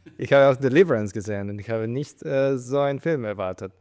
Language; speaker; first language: German; non-native, fluent; Spanish